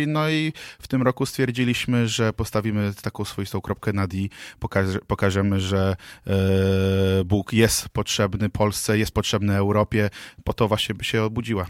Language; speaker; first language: Polish; native; Polish